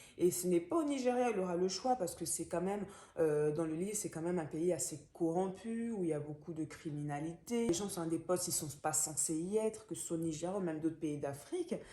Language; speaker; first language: French; native; French